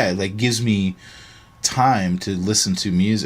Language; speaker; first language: English; native; English